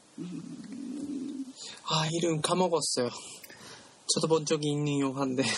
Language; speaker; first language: Korean; non-native, learner; Japanese